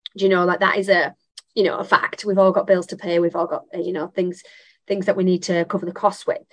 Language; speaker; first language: English; native; English